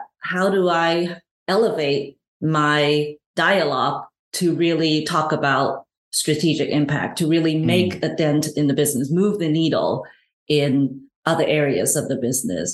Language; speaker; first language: English; non-native, local second language; Cantonese